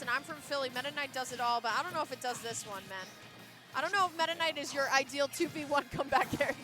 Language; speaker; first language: English; native; English